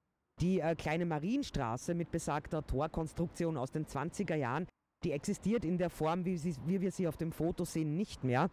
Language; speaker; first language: German; native; German